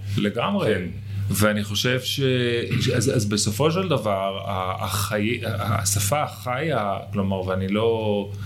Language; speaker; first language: Hebrew; native; Hebrew